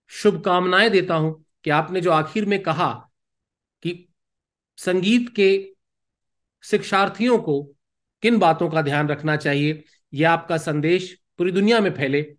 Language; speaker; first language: Hindi; native; Hindi